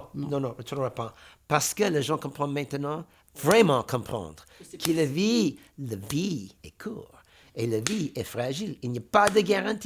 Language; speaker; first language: French; non-native, fluent; English